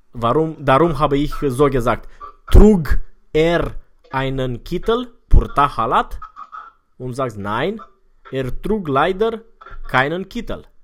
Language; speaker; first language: German; non-native, fluent; Romanian